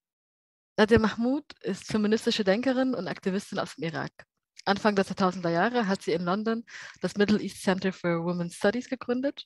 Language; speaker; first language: German; native; German